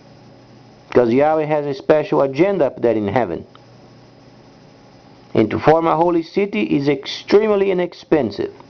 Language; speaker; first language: English; non-native, fluent; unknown